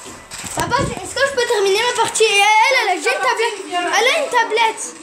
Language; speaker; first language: French; native; French